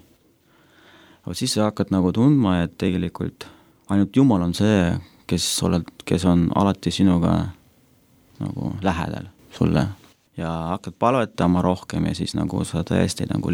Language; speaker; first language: Estonian; non-native, local second language; Russian